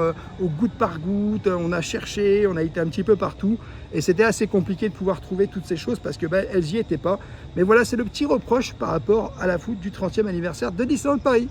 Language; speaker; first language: French; native; French